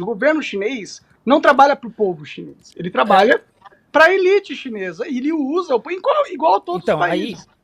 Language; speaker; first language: Portuguese; native; Portuguese